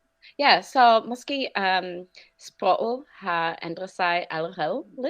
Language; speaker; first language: Danish; non-native, fluent; English